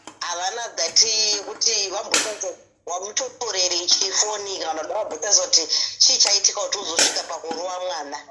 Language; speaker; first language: Shona; early bilingual, other home language; Nyanja